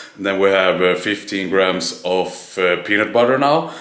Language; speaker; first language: English; non-native, fluent; Swedish